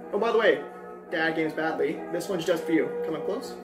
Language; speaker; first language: English; native; English